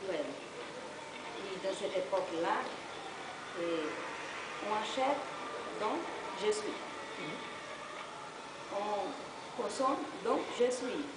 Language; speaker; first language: French; non-native, learner; Portuguese